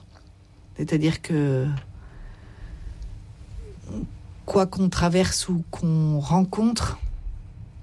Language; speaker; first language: French; native; French